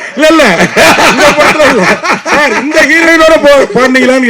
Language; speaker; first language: Tamil; native; Tamil